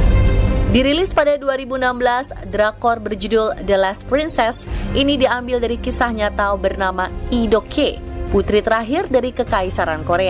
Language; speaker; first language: Indonesian; native; Indonesian